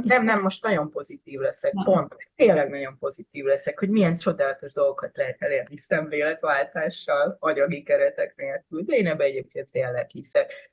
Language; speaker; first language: Hungarian; native; Hungarian